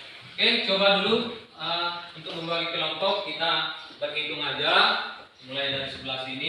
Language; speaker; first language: Indonesian; native; Indonesian